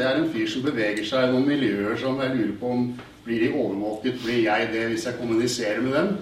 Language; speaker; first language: Norwegian; native; Norwegian